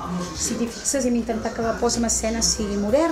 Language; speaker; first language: Catalan; native; Catalan